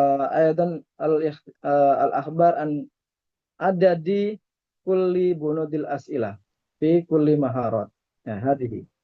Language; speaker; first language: Arabic; non-native, fluent; Indonesian